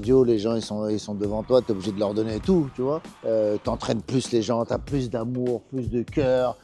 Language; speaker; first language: French; native; French